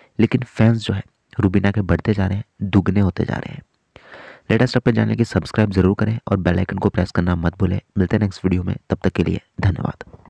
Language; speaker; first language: Hindi; native; Hindi